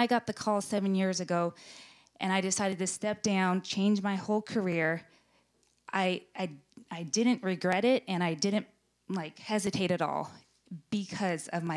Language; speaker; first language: English; native; English